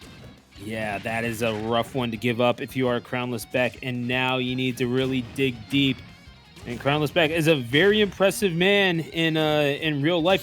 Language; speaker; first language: English; native; English